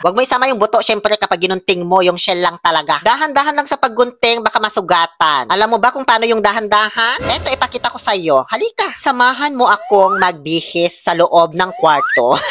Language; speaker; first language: Filipino; non-native, local second language; Pangasinan